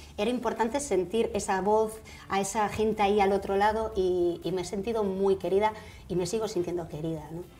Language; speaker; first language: Spanish; native; Spanish